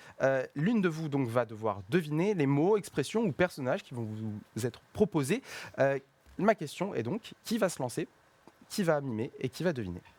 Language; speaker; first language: French; native; French